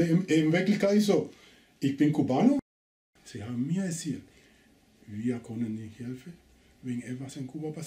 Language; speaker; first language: German; non-native, learner; Spanish